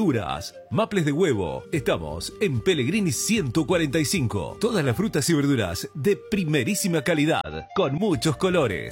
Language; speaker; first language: Spanish; native; Spanish